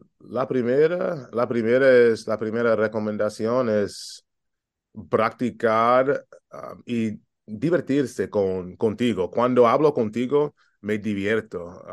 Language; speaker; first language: Spanish; non-native, learner; English